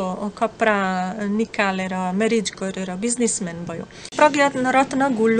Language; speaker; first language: Nepali; non-native, fluent; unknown